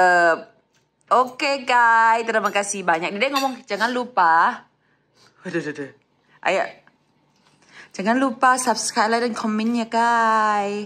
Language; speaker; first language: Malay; non-native, fluent; Thai